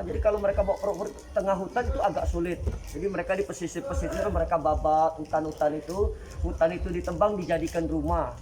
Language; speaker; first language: Indonesian; native; Indonesian